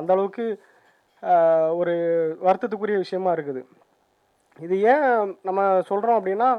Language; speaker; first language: Tamil; native; Tamil